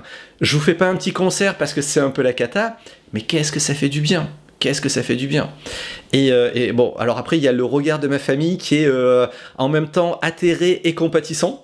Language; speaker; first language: French; native; French